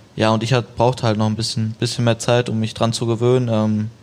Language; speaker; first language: German; native; German